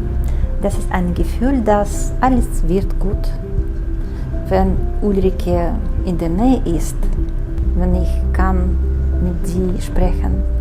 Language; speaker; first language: German; non-native, learner; Ukrainian